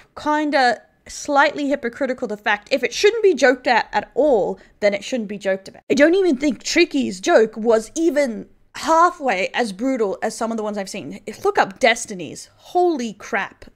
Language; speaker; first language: English; native; English